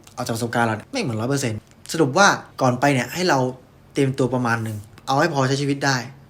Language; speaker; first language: Thai; native; Thai